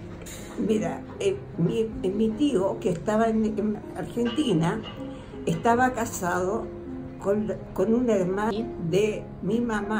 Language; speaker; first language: Spanish; early bilingual, other home language; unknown